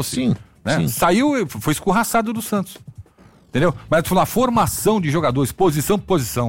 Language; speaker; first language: Portuguese; native; Portuguese